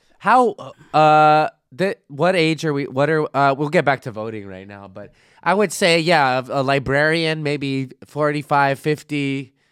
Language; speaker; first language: English; native; English